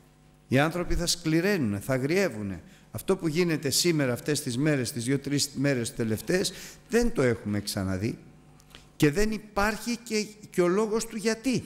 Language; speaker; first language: Greek; native; Greek